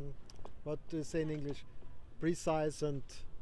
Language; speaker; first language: English; non-native, fluent; German